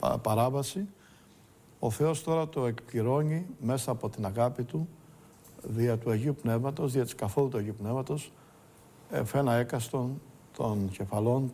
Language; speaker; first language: Greek; native; Greek